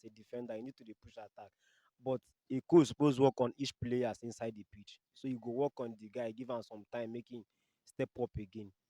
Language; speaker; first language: Nigerian Pidgin; native; Nigerian Pidgin